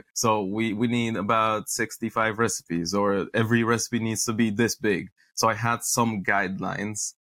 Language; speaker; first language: English; non-native, fluent; Romanian